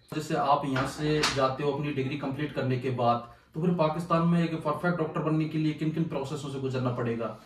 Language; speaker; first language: Hindi; native; Hindi